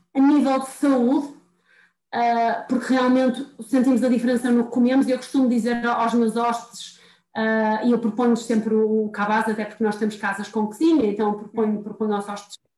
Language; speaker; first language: Portuguese; native; Portuguese